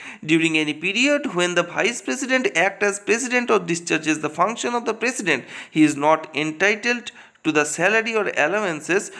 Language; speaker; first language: English; non-native, local second language; Bangla